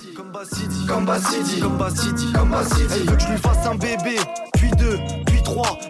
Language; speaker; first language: French; native; French